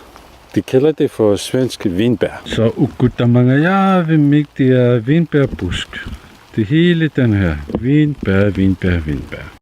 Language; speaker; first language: Danish; non-native, local second language; Kalaallisut